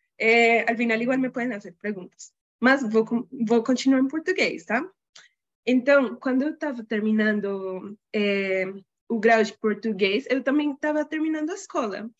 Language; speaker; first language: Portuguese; non-native, fluent; Spanish